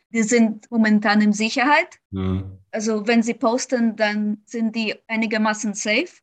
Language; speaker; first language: German; non-native, fluent; Ukrainian